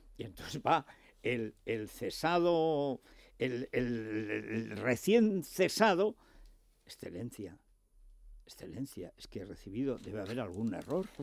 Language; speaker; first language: Spanish; native; Spanish